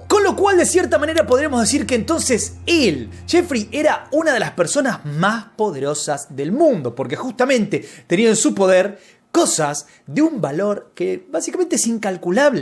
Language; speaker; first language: Spanish; native; Spanish